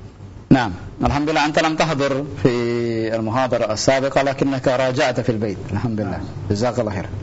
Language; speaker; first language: Arabic; non-native, fluent; Indonesian